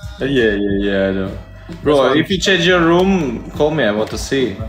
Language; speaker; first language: English; non-native, learner; Russian